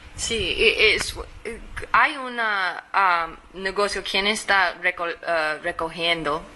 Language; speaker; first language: Spanish; non-native, fluent; English